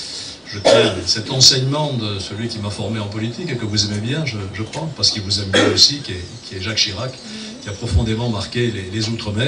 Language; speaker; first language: French; native; French